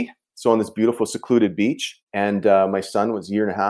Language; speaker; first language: English; native; English